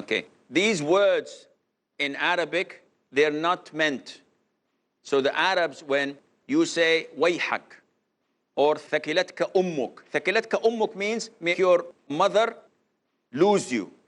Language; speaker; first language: English; non-native, fluent; Arabic